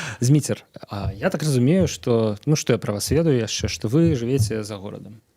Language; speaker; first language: Belarusian; native; Belarusian